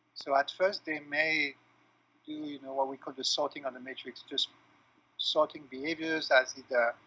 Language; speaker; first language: English; non-native, fluent; French